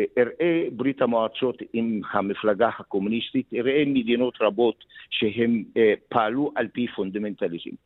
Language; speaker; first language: Hebrew; non-native, local second language; Arabic